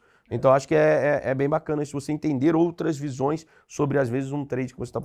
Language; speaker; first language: Portuguese; native; Portuguese